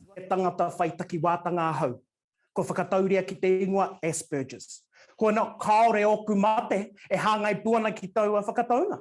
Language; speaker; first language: Māori; non-native, local second language; English